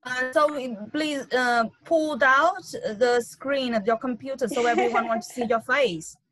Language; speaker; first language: English; non-native, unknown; Vietnamese